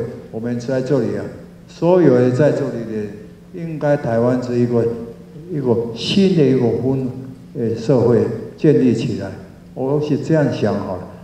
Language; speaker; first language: Chinese; non-native, local second language; Min Nan Chinese